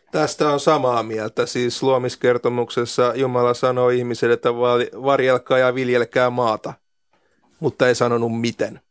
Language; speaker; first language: Finnish; native; Finnish